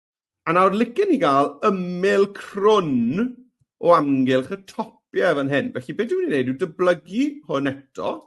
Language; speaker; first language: Welsh; native; Welsh